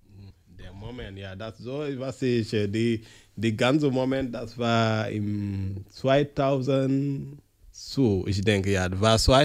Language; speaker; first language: German; non-native, learner; French